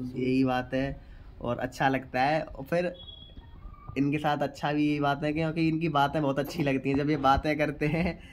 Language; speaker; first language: Hindi; native; Hindi